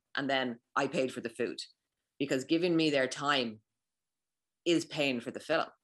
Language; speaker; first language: English; native; English